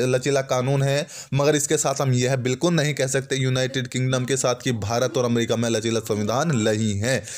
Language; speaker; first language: Hindi; native; Hindi